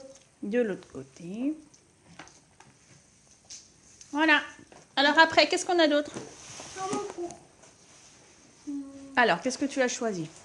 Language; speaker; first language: French; native; French